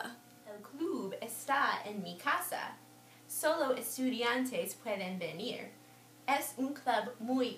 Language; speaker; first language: Spanish; non-native, learner; English